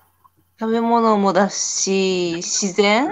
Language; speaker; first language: Japanese; native; Japanese